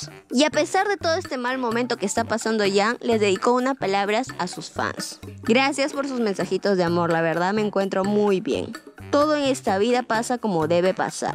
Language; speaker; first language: Spanish; native; Spanish